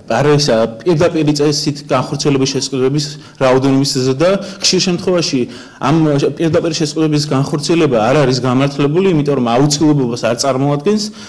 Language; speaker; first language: Georgian; native; Georgian